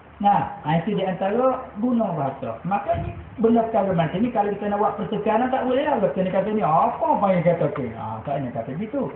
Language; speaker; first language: Malay; native; Malay